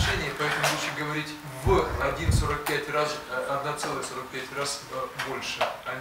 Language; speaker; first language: Russian; native; Russian